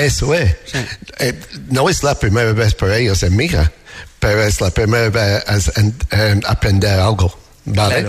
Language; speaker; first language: Spanish; non-native, learner; English